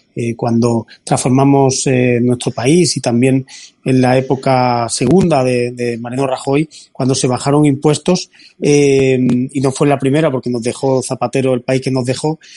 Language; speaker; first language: Spanish; native; Spanish